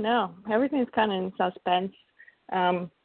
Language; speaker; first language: English; non-native, fluent; Russian